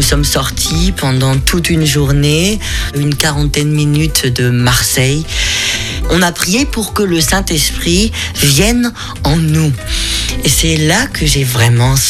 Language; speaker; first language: French; non-native, fluent; German